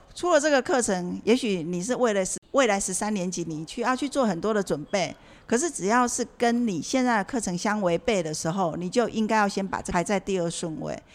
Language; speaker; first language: Chinese; native; Chinese